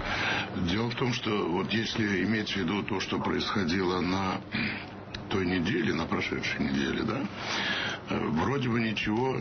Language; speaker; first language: Russian; native; Russian